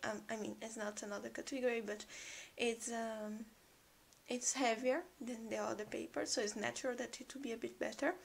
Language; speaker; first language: English; non-native, fluent; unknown